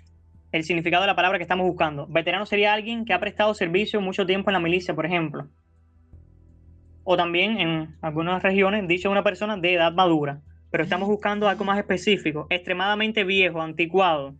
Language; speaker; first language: Spanish; native; Spanish